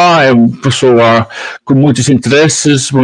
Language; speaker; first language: Portuguese; non-native, learner; Dutch